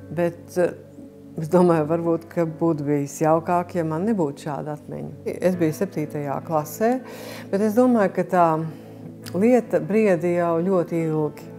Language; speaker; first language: Latvian; native; Latvian